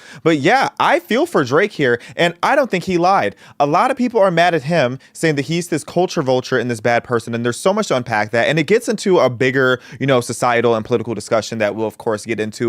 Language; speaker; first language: English; native; English